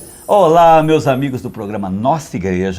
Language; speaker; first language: Portuguese; native; Portuguese